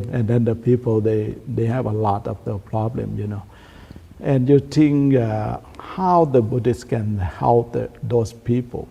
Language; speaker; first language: English; non-native, learner; Thai